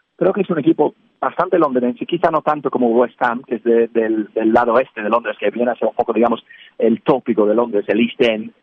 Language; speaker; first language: Spanish; non-native, fluent; English